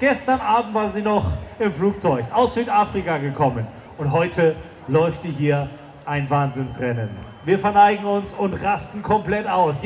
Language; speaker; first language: German; native; German